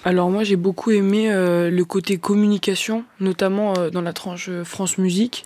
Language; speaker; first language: French; native; French